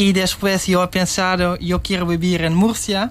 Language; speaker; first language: Spanish; non-native, learner; Dutch